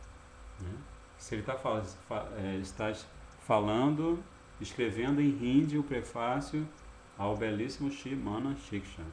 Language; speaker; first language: Portuguese; native; Portuguese